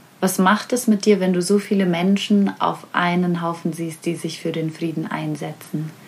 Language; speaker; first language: German; native; German